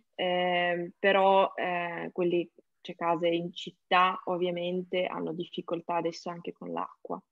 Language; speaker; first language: Italian; non-native, fluent; Ukrainian